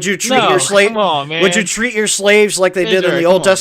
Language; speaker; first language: English; native; English